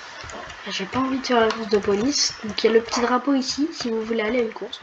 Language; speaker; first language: French; native; French